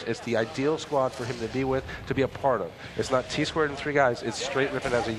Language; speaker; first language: English; native; English